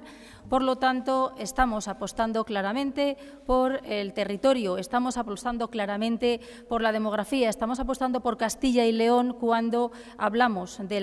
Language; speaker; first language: Spanish; native; Spanish